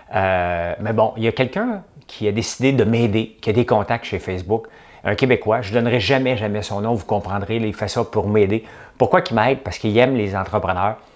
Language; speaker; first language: French; native; French